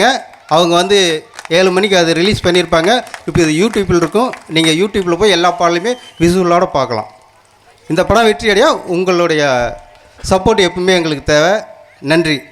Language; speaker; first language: Tamil; native; Tamil